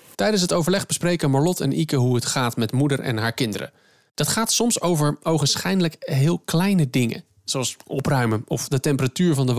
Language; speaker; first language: Dutch; native; Dutch